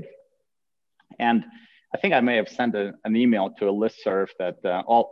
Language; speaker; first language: English; non-native, fluent; Russian